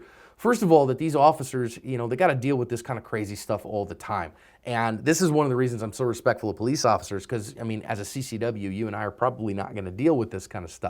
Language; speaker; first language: English; native; English